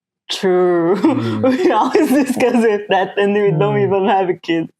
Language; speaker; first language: English; non-native, fluent; Portuguese